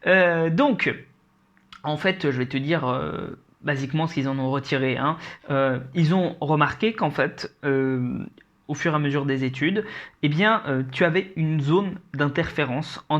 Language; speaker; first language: French; native; French